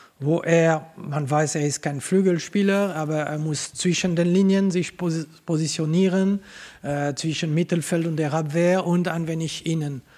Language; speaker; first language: German; non-native, local second language; French